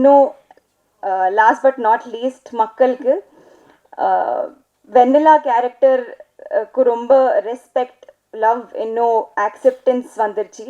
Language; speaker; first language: Tamil; non-native, learner; Telugu